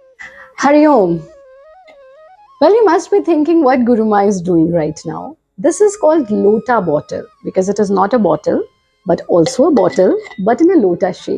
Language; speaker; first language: English; non-native, local second language; Hindi